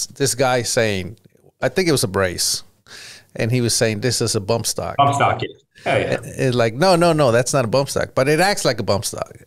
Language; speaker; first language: English; early bilingual, other home language; Spanish